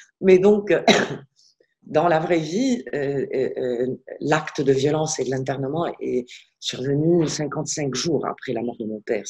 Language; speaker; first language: French; non-native, local second language; Arabic